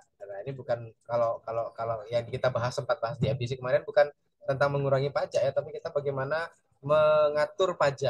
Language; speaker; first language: Indonesian; native; Indonesian